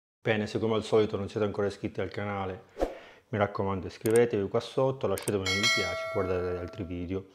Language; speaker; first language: Italian; native; Italian